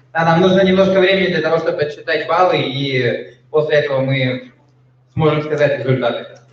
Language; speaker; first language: Russian; native; Russian